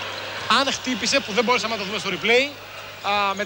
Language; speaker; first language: Greek; native; Greek